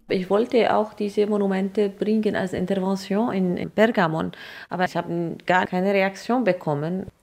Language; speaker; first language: German; non-native, fluent; Arabic